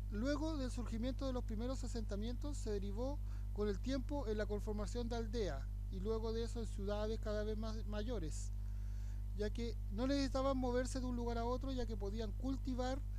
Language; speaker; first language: Spanish; native; Spanish